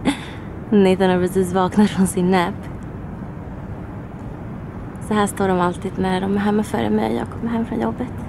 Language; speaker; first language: Swedish; native; Swedish